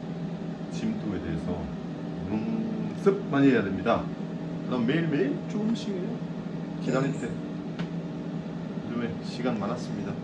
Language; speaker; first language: Korean; non-native, learner; French